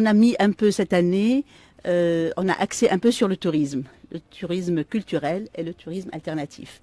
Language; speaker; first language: French; non-native, local second language; Arabic